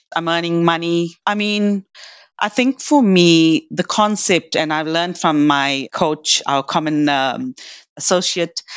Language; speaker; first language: English; native; English